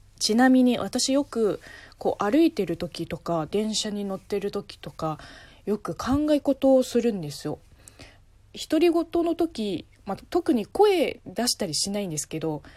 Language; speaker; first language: Japanese; non-native, fluent; Chinese